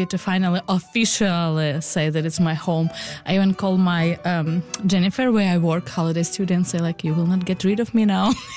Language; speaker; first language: English; non-native, learner; Ukrainian